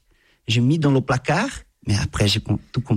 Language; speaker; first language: French; non-native, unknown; Portuguese